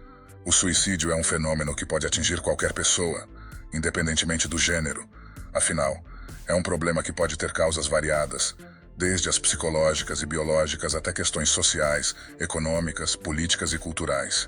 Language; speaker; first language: Portuguese; native; Portuguese